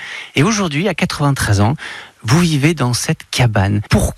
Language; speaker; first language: French; native; French